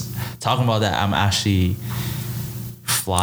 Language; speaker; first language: English; early bilingual, other home language; Chinese